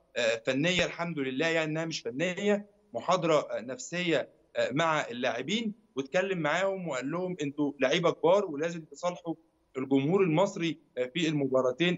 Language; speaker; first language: Arabic; native; Arabic